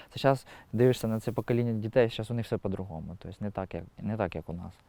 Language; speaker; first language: Ukrainian; native; Ukrainian